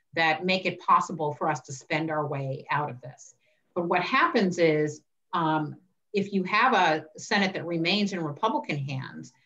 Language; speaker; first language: English; native; English